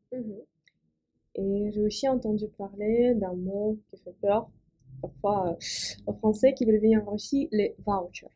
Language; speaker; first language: French; non-native, fluent; Russian